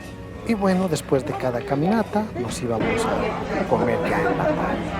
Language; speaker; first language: Spanish; native; Spanish